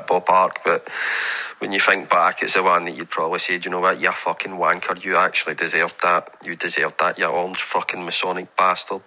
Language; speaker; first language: English; native; English